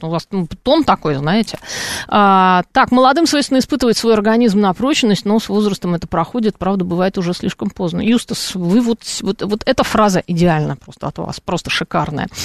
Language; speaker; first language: Russian; native; Russian